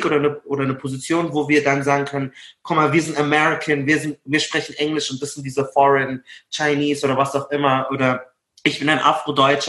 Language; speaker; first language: German; early bilingual, other home language; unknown